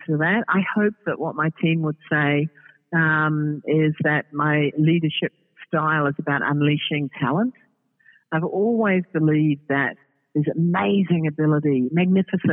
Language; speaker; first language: English; native; English